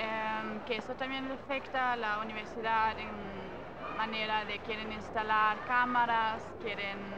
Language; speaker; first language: Spanish; non-native, fluent; German